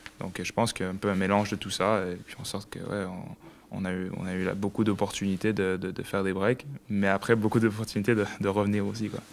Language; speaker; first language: French; native; French